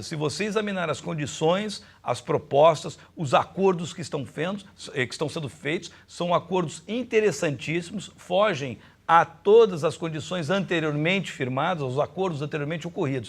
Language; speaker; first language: Portuguese; native; Portuguese